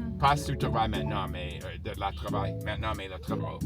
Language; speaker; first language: French; non-native, learner; English